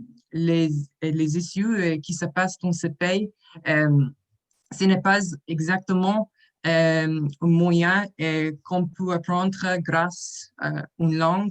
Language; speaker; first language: French; non-native, learner; English